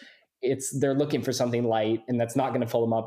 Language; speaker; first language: English; native; English